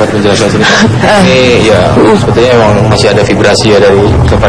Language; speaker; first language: Indonesian; native; Indonesian